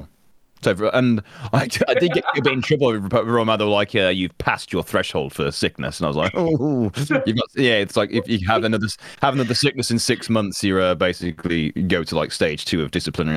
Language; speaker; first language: English; native; English